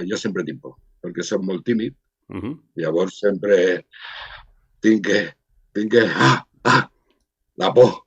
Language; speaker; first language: Catalan; non-native, local second language; Spanish